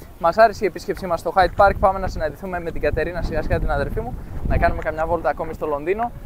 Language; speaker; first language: Greek; native; Greek